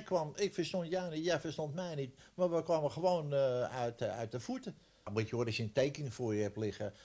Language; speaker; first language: Dutch; native; Dutch